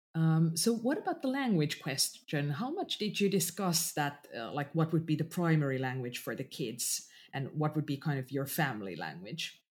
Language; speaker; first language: English; non-native, fluent; Finnish